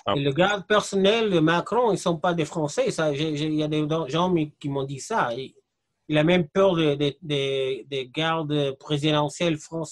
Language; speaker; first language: French; non-native, fluent; English